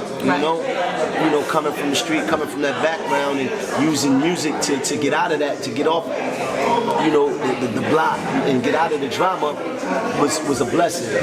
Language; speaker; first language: English; native; English